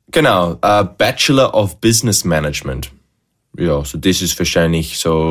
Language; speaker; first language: German; non-native, fluent; English